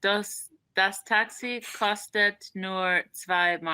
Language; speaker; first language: German; non-native, learner; English